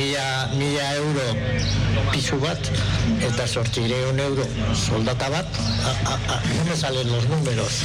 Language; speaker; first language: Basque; non-native, local second language; Spanish